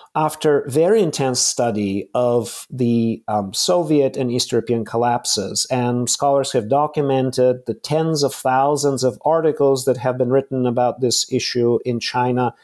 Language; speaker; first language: English; non-native, fluent; Bulgarian